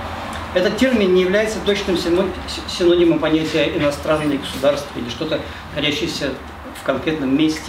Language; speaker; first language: Russian; native; Russian